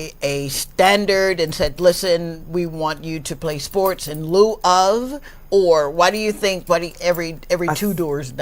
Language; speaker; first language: English; native; English